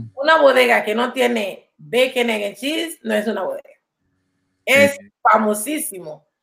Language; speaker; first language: Spanish; native; Spanish